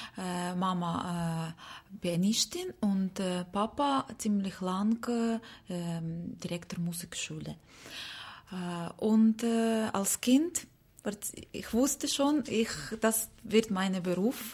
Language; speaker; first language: German; non-native, learner; Ukrainian